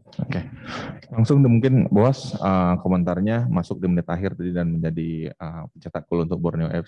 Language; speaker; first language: Indonesian; native; Indonesian